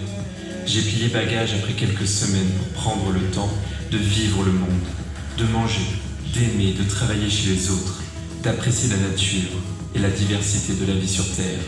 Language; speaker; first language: French; native; French